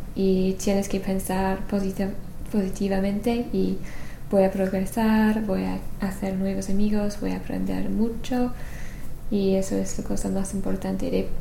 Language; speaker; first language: Spanish; non-native, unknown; English